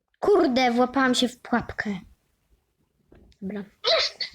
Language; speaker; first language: Polish; native; Polish